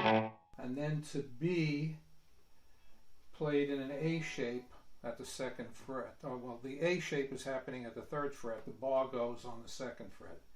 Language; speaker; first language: English; native; English